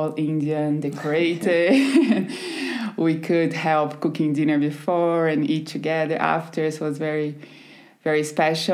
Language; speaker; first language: English; non-native, fluent; Portuguese